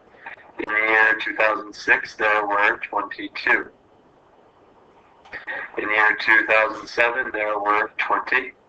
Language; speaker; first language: English; native; English